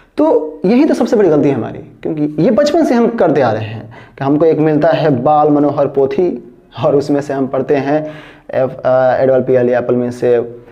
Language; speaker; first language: Hindi; native; Hindi